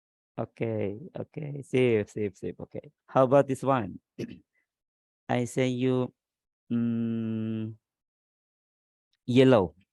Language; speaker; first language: English; non-native, learner; Indonesian